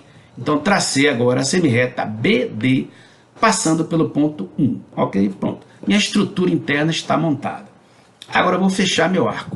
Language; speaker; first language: Portuguese; native; Portuguese